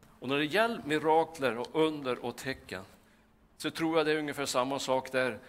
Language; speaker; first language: Swedish; native; Swedish